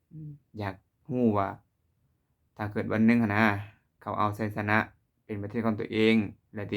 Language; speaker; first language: Thai; non-native, local second language; Lao